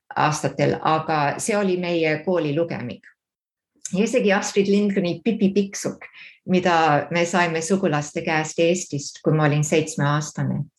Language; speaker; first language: Estonian; early bilingual, heritage; Estonian